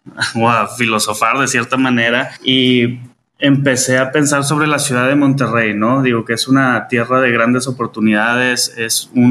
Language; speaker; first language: Spanish; native; Spanish